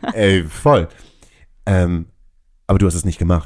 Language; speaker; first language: German; native; German